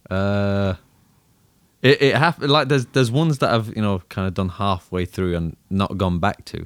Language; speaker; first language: English; native; English